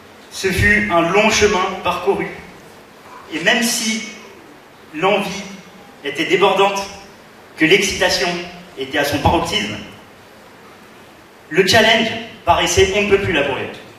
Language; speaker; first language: French; native; French